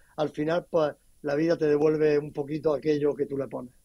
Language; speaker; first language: Spanish; native; Spanish